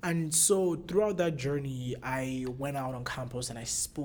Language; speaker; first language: English; non-native, local second language; Yoruba